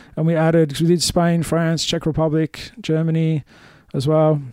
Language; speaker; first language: English; native; English